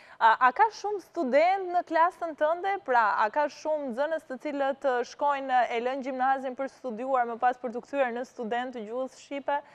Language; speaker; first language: Albanian; native; Albanian